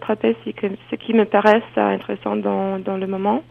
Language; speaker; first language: French; non-native, fluent; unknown